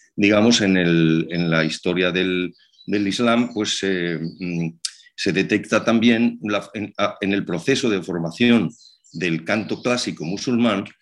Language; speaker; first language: Spanish; native; Spanish